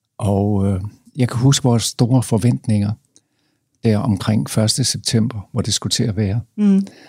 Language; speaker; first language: Danish; native; Danish